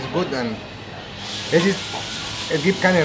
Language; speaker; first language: German; non-native, fluent; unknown